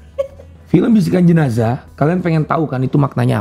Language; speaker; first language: Indonesian; native; Indonesian